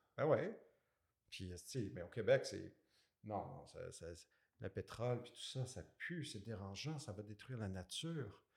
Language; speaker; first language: French; native; French